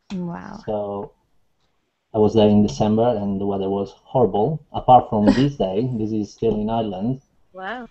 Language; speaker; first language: English; non-native, fluent; Italian